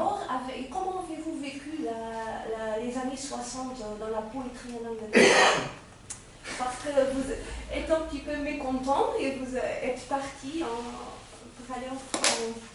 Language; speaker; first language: French; non-native, fluent; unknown